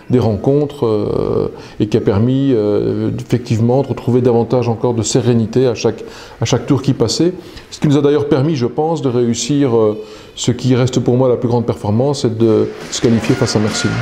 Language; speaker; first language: French; native; French